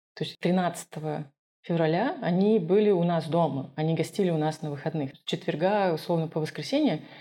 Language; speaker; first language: Russian; non-native, local second language; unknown